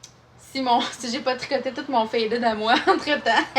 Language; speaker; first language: French; native; French